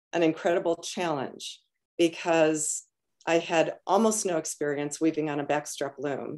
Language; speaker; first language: English; native; English